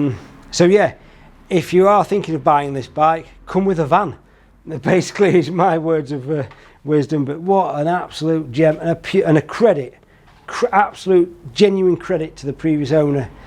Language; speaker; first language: English; native; English